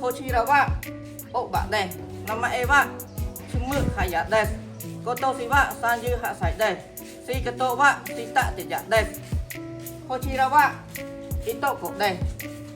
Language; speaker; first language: Japanese; non-native, learner; Khmer